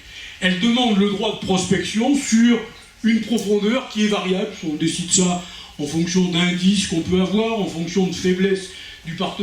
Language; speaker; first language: French; native; French